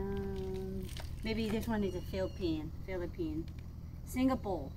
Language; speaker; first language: English; non-native, local second language; Japanese